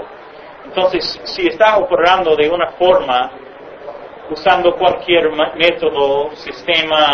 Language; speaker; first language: Spanish; non-native, fluent; English